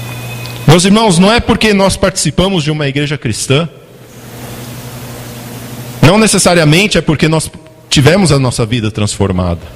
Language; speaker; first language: Portuguese; native; Portuguese